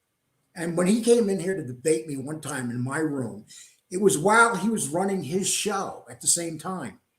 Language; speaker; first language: English; native; English